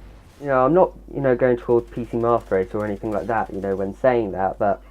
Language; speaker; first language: English; native; English